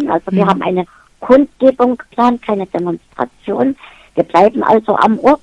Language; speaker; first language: German; native; German